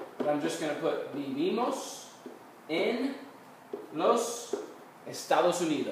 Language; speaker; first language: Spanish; non-native, fluent; English